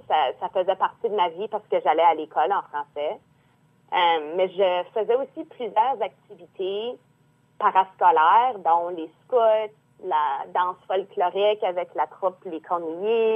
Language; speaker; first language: French; native; French